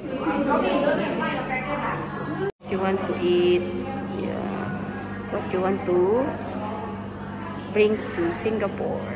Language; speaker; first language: English; non-native, learner; Filipino